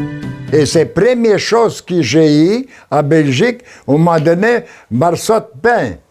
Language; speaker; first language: French; non-native, learner; Polish